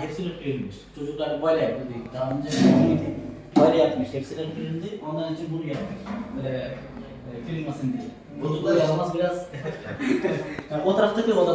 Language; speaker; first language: Turkish; non-native, learner; Bangla